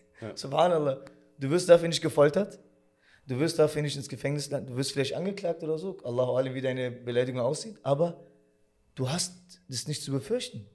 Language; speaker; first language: German; early bilingual, other home language; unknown